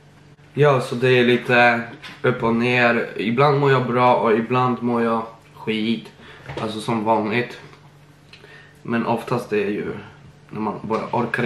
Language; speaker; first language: Swedish; early bilingual, other home language; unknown